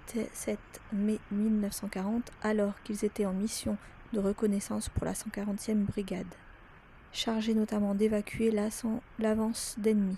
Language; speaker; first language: French; native; French